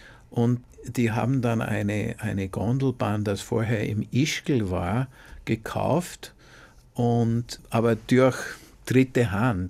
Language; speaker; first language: German; non-native, fluent; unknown